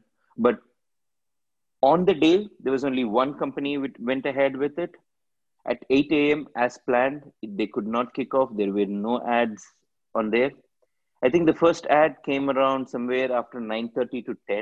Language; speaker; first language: English; non-native, local second language; Tamil